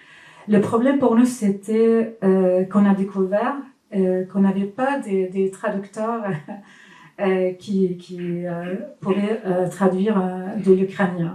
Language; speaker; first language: French; non-native, fluent; Swedish